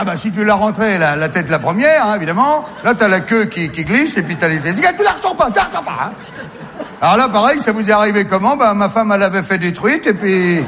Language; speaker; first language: French; native; French